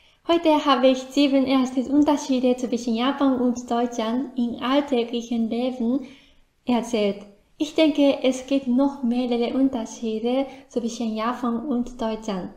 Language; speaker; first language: German; non-native, fluent; Japanese